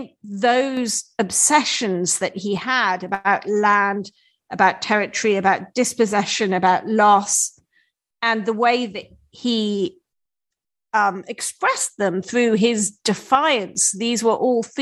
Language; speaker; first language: English; native; English